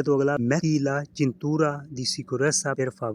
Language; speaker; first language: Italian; non-native, learner; Punjabi